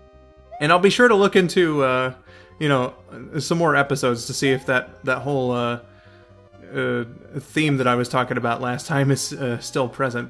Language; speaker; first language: English; native; English